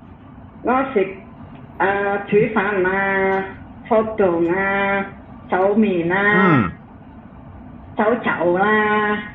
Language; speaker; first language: Cantonese; non-native, learner; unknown